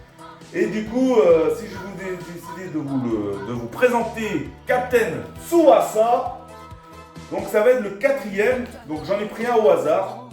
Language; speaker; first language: French; native; French